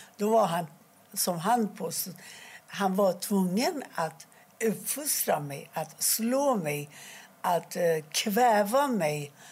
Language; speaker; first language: Swedish; non-native, fluent; Persian